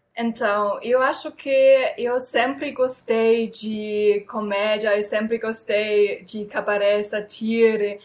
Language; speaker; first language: Portuguese; non-native, fluent; German